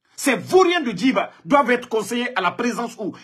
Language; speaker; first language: French; non-native, local second language; Mandingo